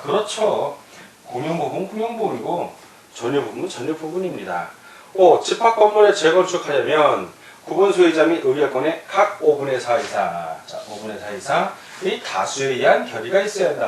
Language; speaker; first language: Korean; native; Korean